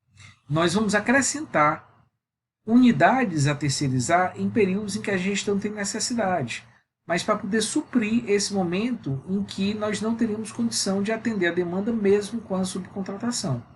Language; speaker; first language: Portuguese; native; Portuguese